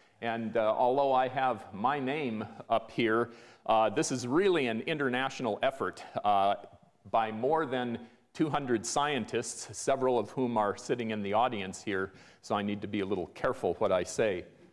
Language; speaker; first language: English; native; English